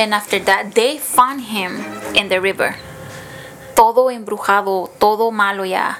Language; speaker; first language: English; non-native, fluent; Spanish